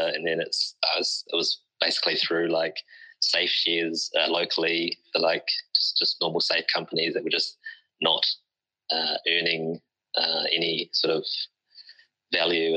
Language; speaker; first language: English; native; English